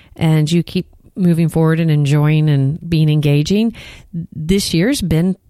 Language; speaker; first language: English; native; English